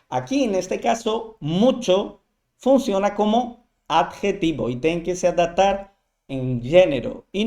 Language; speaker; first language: Portuguese; non-native, fluent; Spanish